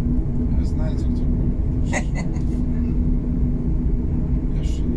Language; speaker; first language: Polish; non-native, learner; Russian